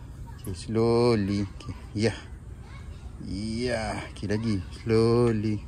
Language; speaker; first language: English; non-native, local second language; Malay